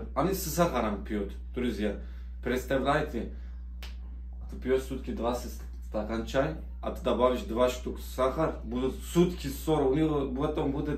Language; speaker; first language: Russian; non-native, learner; Turkish